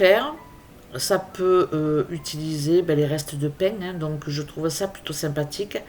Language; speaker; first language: French; native; French